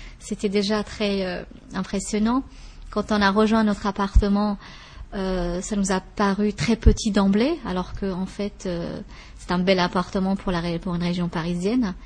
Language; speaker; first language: French; early bilingual, other home language; Persian